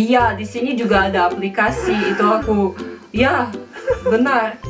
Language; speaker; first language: Indonesian; non-native, fluent; Russian